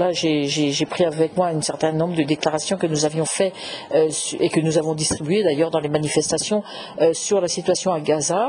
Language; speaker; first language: French; native; French